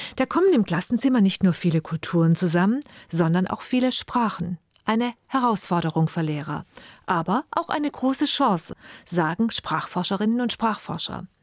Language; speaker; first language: German; native; German